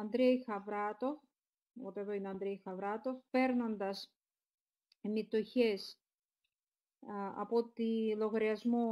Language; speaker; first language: Greek; non-native, fluent; Russian